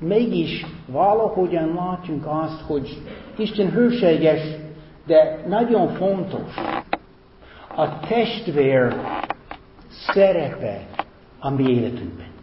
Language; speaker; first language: Hungarian; non-native, fluent; English